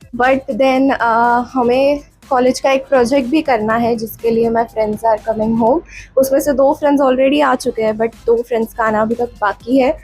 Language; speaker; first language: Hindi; native; Hindi